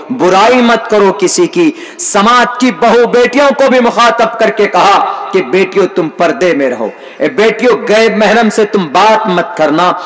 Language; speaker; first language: Urdu; native; Urdu